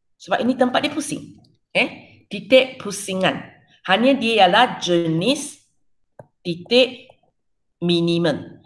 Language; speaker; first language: Malay; non-native, local second language; Chinese